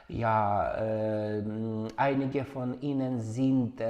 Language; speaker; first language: German; non-native, fluent; Ukrainian